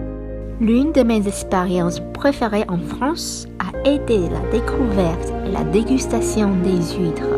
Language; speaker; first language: French; non-native, fluent; Chinese